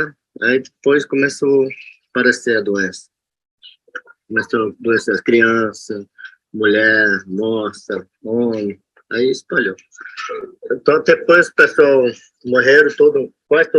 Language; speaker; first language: Portuguese; non-native, local second language; Yanomámi